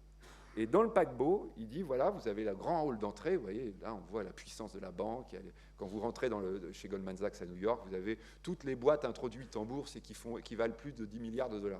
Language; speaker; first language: French; native; French